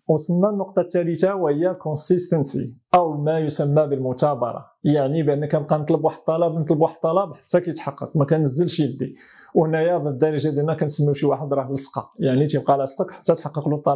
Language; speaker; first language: Arabic; native; Arabic